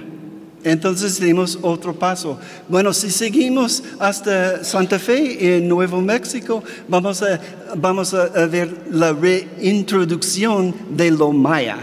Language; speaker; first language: Spanish; non-native, fluent; English